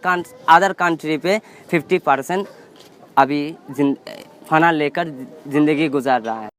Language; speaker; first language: Hindi; non-native, learner; Rohingya